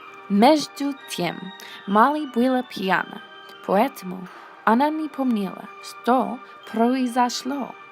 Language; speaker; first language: Russian; non-native, learner; English